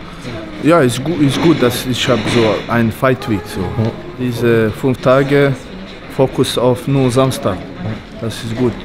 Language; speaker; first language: German; non-native, fluent; Croatian